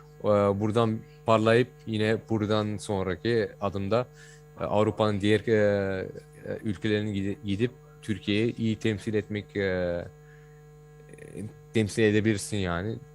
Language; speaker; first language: Turkish; early bilingual, heritage; Turkish